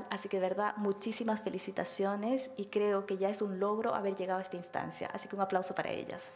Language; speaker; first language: Spanish; native; Spanish